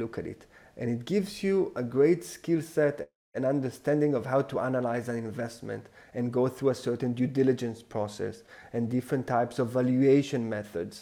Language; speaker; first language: English; non-native, fluent; Hebrew